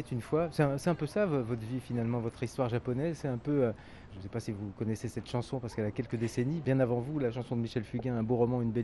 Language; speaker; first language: French; native; French